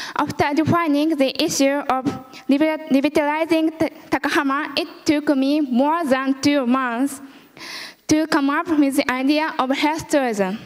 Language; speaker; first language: English; early bilingual, other home language; Japanese